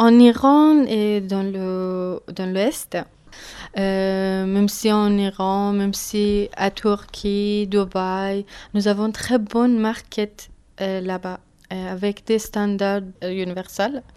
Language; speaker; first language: French; non-native, learner; Persian